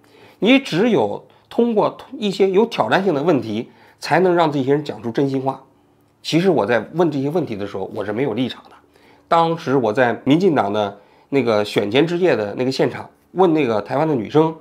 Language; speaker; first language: Chinese; native; Chinese